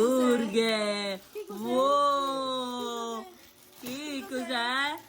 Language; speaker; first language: Italian; non-native, learner; Filipino